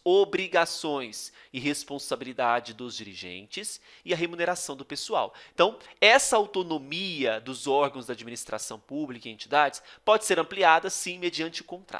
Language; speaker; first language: Portuguese; native; Portuguese